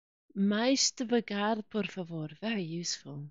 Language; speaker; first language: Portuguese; non-native, fluent; English